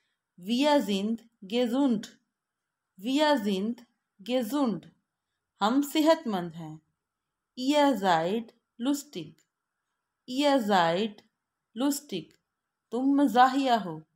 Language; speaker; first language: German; non-native, fluent; Urdu